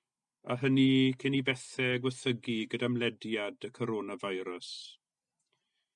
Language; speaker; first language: Welsh; native; Welsh